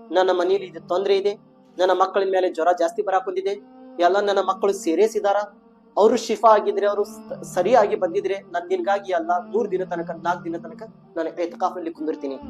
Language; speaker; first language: Kannada; non-native, local second language; Urdu